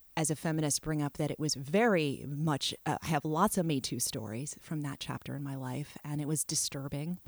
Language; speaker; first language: English; native; English